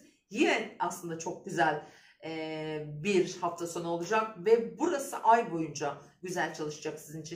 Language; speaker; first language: Turkish; native; Turkish